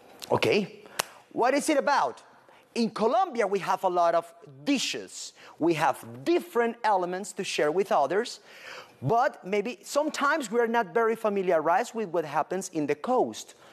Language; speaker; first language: English; non-native, fluent; Spanish